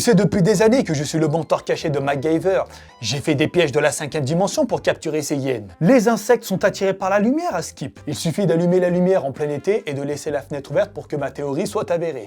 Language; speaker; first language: French; native; French